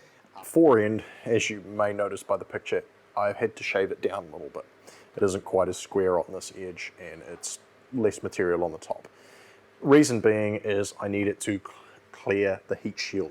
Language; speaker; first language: English; native; English